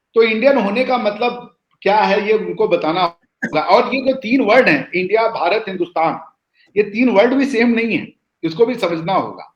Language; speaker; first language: Hindi; native; Hindi